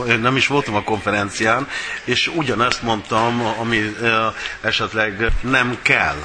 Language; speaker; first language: Hungarian; non-native, fluent; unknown